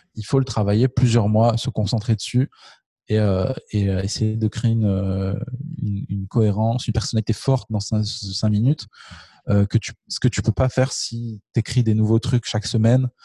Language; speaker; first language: French; native; French